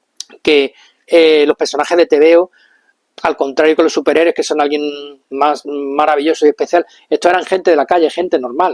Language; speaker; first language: Spanish; native; Spanish